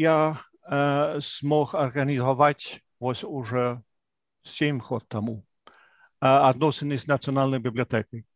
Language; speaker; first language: Belarusian; non-native, fluent; English